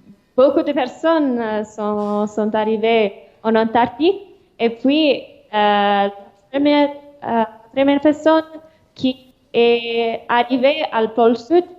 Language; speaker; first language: French; non-native, learner; English